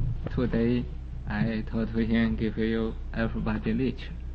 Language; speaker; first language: English; non-native, learner; Chinese